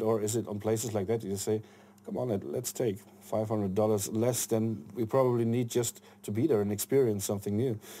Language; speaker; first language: English; non-native, fluent; German